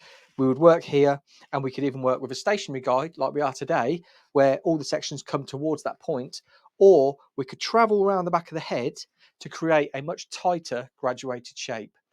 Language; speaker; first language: English; native; English